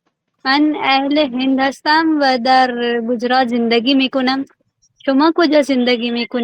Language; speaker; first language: Persian; non-native, learner; Urdu